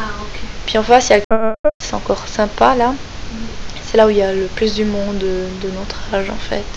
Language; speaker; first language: French; native; French